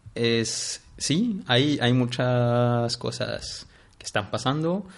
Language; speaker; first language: Spanish; non-native, fluent; Arabic